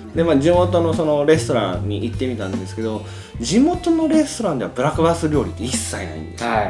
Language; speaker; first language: Japanese; native; Japanese